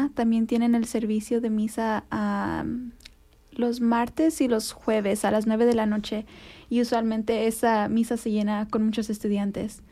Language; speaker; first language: Spanish; early bilingual, heritage; Spanish